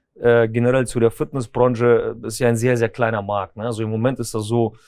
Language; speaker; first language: German; early bilingual, other home language; Russian